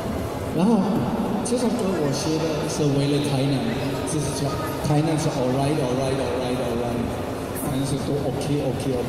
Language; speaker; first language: Chinese; non-native, fluent; English